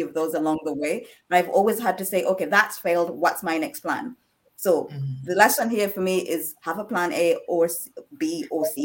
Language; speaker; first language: English; non-native, local second language; Ganda